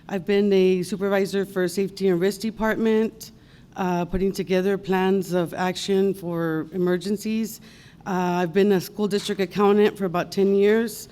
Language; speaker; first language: English; native; English